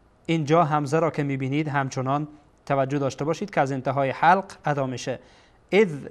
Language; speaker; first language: Persian; native; Persian